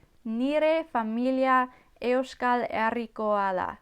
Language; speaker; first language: Basque; non-native, learner; English